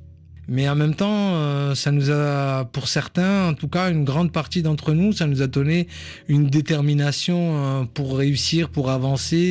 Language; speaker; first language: French; native; French